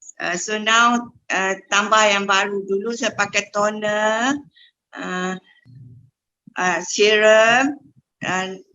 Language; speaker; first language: Malay; native; Malay